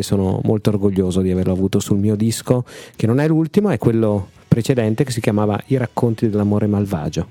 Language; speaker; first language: Italian; native; Italian